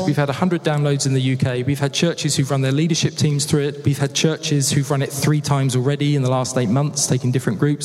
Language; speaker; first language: English; native; English